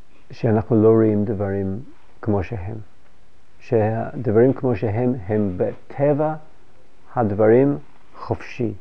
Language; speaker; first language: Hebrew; non-native, fluent; English